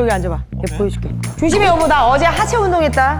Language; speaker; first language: Korean; native; Korean